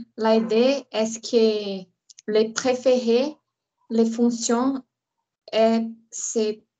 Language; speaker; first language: French; non-native, learner; Portuguese